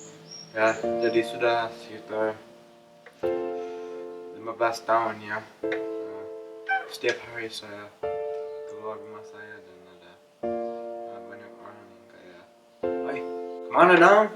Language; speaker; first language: Indonesian; early bilingual, other home language; English